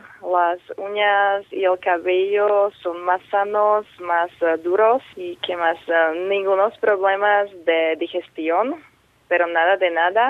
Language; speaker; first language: Spanish; non-native, fluent; Slovak